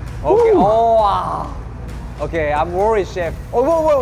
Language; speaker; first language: English; non-native, fluent; Korean